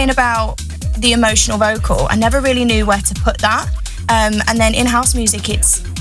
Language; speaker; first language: English; native; English